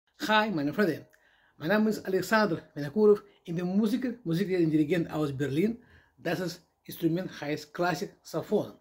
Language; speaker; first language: German; non-native, learner; Russian